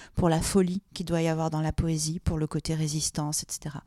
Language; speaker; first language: French; native; French